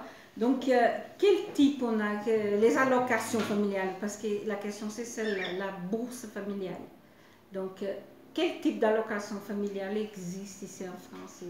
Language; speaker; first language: French; non-native, fluent; Portuguese